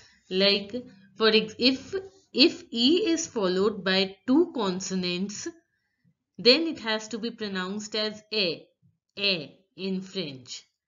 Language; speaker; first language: English; non-native, local second language; Hindi